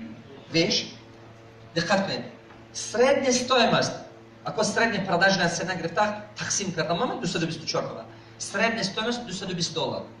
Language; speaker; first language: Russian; non-native, fluent; Tajik